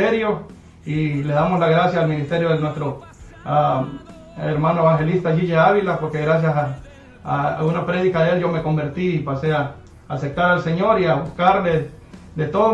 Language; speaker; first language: Spanish; native; Spanish